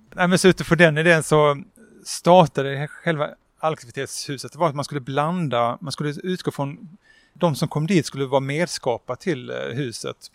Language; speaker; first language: Swedish; native; Swedish